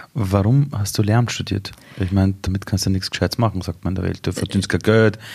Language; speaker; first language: German; early bilingual, other home language; Persian